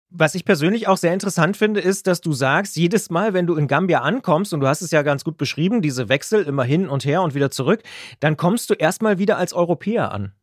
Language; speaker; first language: German; native; German